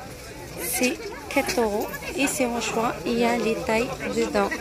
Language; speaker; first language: French; non-native, fluent; Arabic